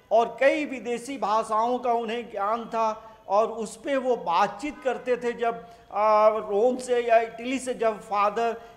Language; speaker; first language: Hindi; native; Hindi